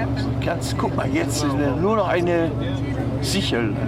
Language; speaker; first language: German; native; German